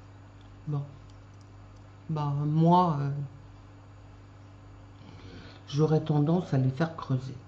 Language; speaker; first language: French; native; French